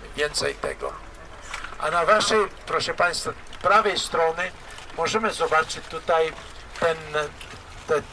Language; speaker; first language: Polish; non-native, learner; Albanian